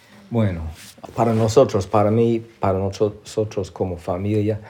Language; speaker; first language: Spanish; non-native, fluent; English